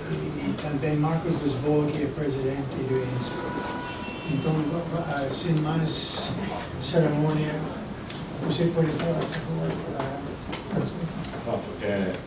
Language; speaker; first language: Portuguese; non-native, fluent; Spanish